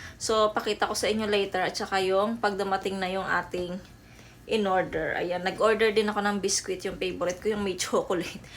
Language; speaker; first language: Filipino; native; Filipino